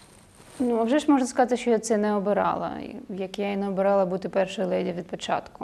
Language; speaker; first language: Ukrainian; non-native, local second language; Russian